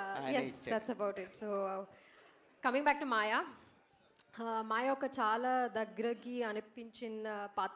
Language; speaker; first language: Telugu; non-native, learner; Malayalam